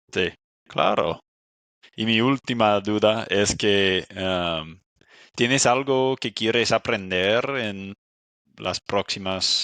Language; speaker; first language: Spanish; non-native, fluent; English